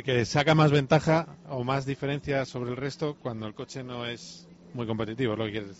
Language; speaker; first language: Spanish; native; Spanish